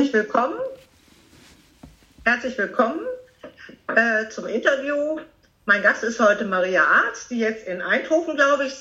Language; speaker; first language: German; native; German